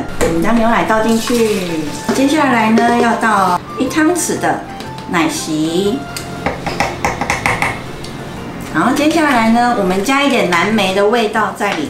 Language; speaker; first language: Chinese; native; Chinese